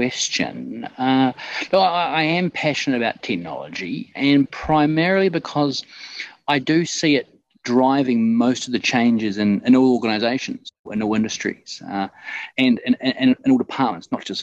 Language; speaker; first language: English; native; English